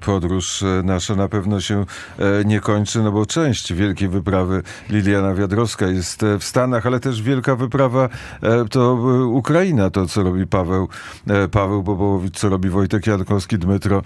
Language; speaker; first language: Polish; native; Polish